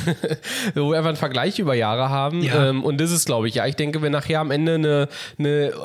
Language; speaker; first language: German; early bilingual, heritage; Polish